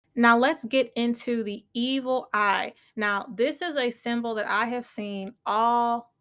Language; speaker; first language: English; native; English